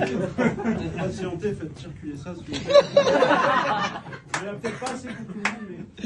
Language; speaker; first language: French; native; French